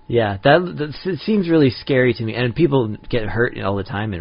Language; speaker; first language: English; native; English